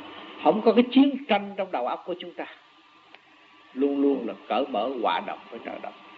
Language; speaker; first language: Vietnamese; native; Vietnamese